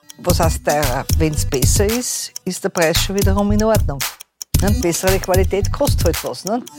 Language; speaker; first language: German; native; German